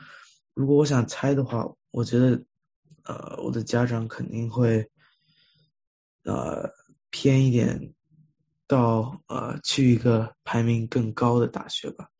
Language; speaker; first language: Chinese; early bilingual, heritage; Chinese